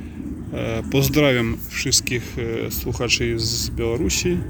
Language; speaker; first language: Polish; non-native, learner; Russian